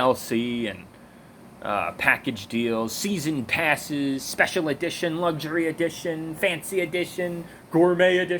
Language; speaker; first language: English; native; English